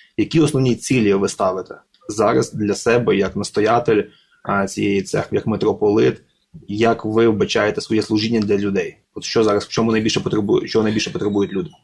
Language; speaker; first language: Ukrainian; native; Ukrainian